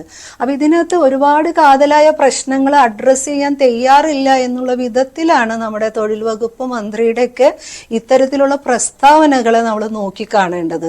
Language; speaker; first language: Malayalam; native; Malayalam